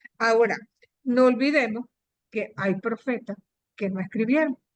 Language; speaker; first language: Spanish; native; Spanish